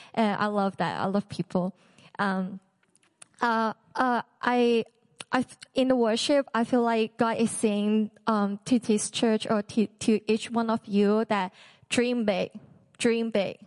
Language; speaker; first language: English; non-native, local second language; Cantonese